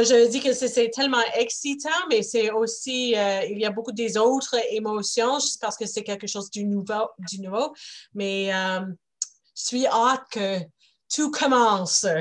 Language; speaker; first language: French; non-native, local second language; English